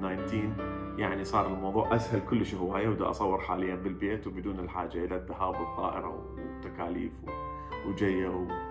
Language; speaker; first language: Arabic; native; Arabic